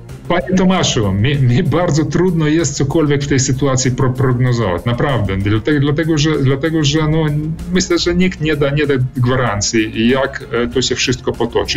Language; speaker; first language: Polish; early bilingual, heritage; Polish